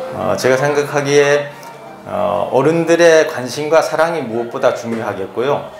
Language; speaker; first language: Korean; native; Korean